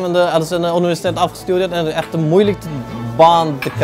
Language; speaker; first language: Dutch; non-native, local second language; Uyghur